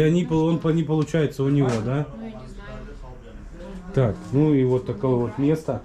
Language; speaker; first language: Russian; native; Russian